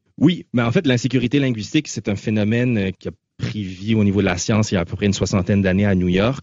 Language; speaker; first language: French; native; French